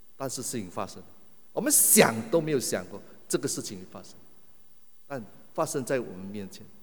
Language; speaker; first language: Chinese; native; Chinese